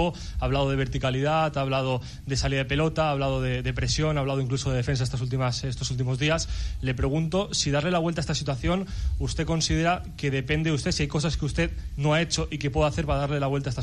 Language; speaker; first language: Spanish; native; Spanish